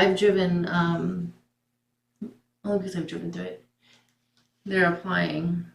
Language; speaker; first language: English; native; English